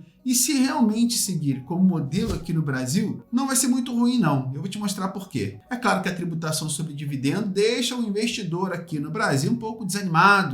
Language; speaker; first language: Portuguese; native; Portuguese